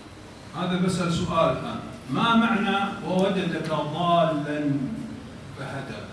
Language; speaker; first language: Arabic; native; Arabic